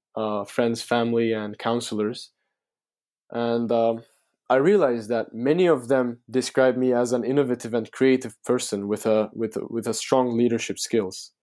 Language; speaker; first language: English; non-native, fluent; Turkish